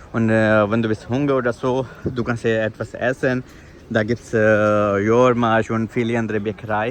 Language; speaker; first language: German; non-native, learner; Hindi